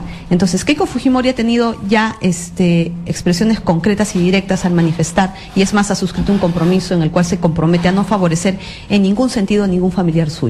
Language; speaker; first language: Spanish; native; Spanish